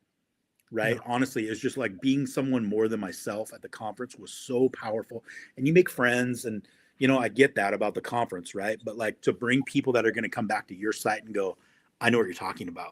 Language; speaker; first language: English; native; English